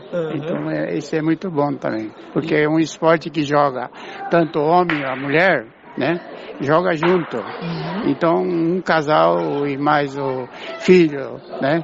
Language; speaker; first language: Portuguese; non-native, fluent; Japanese